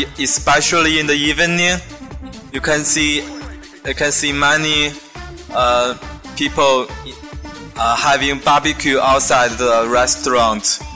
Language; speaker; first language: English; non-native, fluent; Chinese